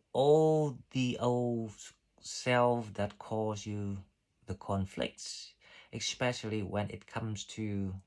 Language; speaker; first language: English; non-native, fluent; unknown